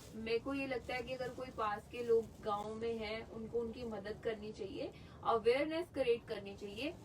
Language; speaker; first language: Hindi; non-native, local second language; Punjabi